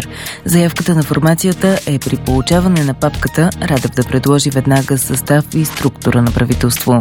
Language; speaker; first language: Bulgarian; native; Bulgarian